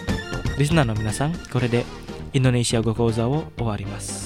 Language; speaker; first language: Japanese; non-native, fluent; Indonesian